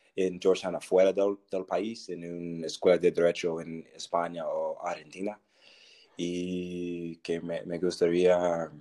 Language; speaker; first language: Spanish; non-native, learner; English